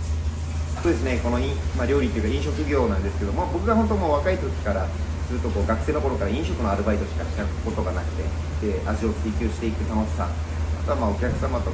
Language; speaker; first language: Japanese; native; Japanese